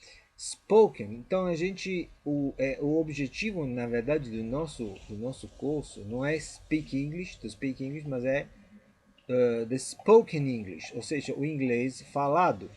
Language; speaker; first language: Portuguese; non-native, fluent; Italian